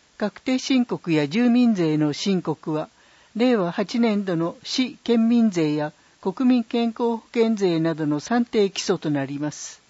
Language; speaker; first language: Japanese; native; Japanese